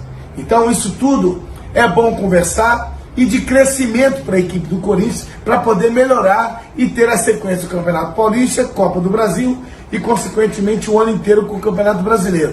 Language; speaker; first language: Portuguese; native; Portuguese